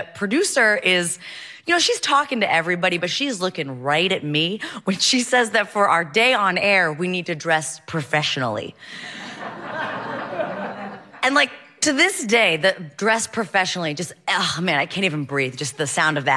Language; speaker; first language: English; native; English